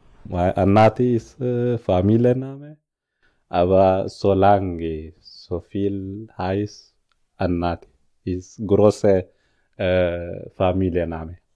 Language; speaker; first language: German; non-native, learner; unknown